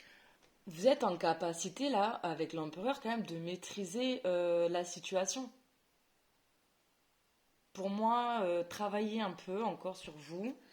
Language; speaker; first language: French; native; French